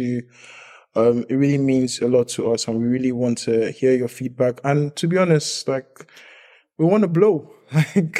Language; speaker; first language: English; non-native, local second language; Yoruba